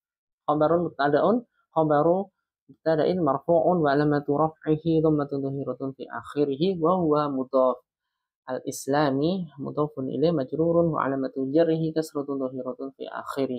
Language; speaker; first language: Arabic; non-native, learner; Indonesian